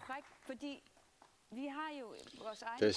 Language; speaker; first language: Danish; non-native, local second language; Kalaallisut